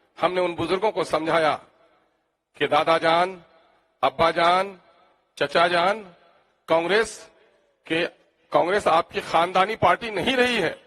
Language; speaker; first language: Urdu; native; Urdu